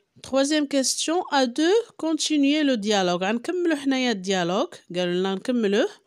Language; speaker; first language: French; non-native, local second language; Arabic